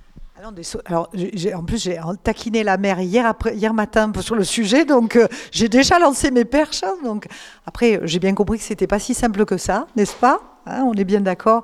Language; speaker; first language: French; native; French